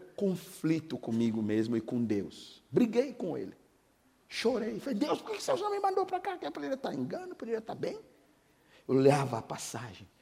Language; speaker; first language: Portuguese; non-native, fluent; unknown